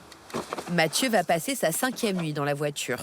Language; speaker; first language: French; native; French